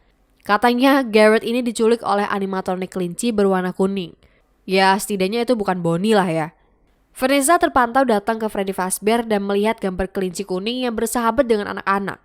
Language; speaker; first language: Indonesian; native; Indonesian